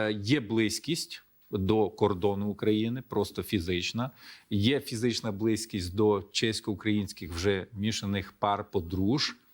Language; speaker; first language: Ukrainian; early bilingual, heritage; Ukrainian